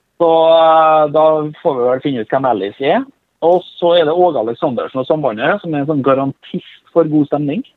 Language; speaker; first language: Norwegian; native; Norwegian